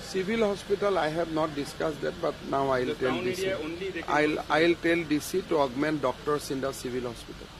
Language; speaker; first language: English; non-native, local second language; Assamese